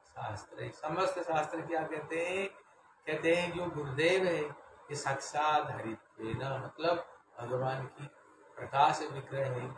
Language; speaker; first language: Hindi; non-native, local second language; Bangla